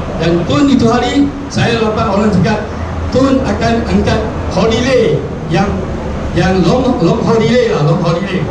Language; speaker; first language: Malay; non-native, local second language; Chinese